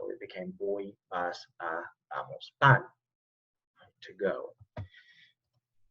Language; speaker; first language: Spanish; non-native, fluent; English